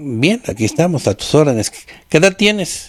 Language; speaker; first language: Spanish; native; Spanish